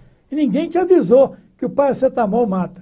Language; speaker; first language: Portuguese; native; Portuguese